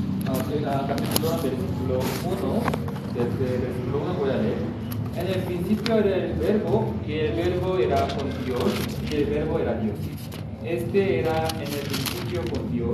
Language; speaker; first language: Spanish; non-native, fluent; Korean